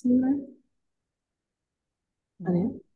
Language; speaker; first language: Korean; non-native, learner; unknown